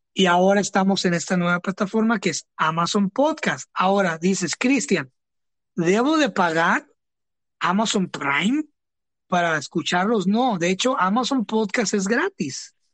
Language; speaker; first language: Spanish; early bilingual, heritage; Spanish